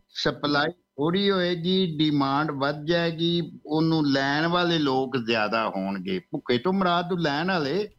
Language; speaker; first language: Punjabi; native; Punjabi